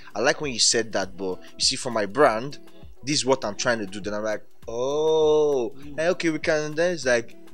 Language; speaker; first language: English; non-native, local second language; Yoruba